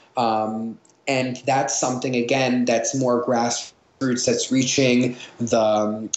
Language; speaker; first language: English; native; English